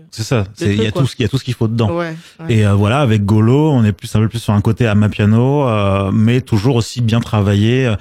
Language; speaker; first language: French; native; French